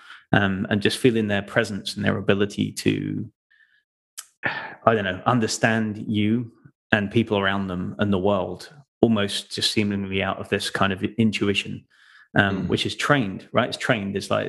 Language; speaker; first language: English; native; English